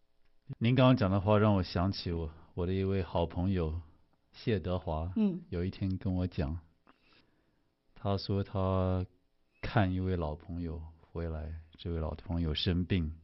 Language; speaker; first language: Chinese; native; Chinese